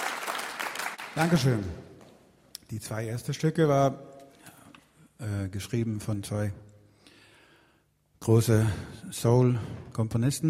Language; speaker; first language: German; non-native, fluent; Swedish